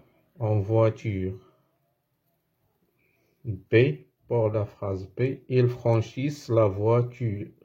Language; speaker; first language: French; non-native, fluent; Arabic